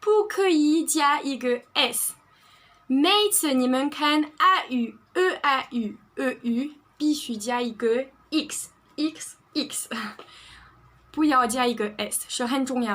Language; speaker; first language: Chinese; non-native, fluent; French